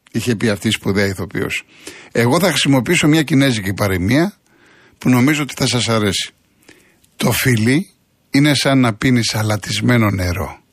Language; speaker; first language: Greek; native; Greek